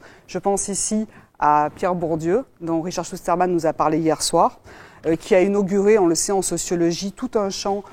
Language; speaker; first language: French; native; French